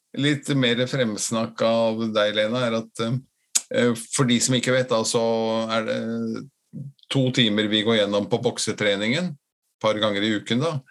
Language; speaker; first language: Norwegian; non-native, fluent; Latvian